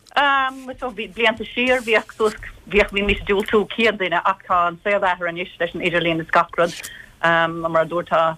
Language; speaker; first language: Irish; native; Irish